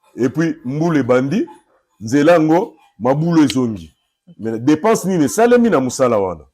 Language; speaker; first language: Lingala; native; Lingala